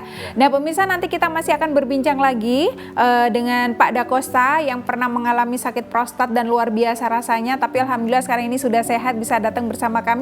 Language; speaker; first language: Indonesian; native; Indonesian